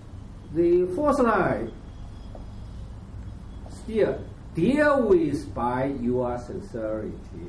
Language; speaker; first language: English; non-native, learner; Chinese